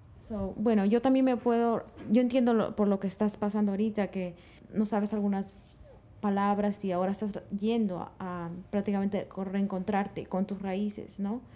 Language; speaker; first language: Spanish; early bilingual, heritage; Spanish